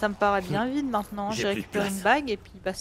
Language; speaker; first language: French; native; French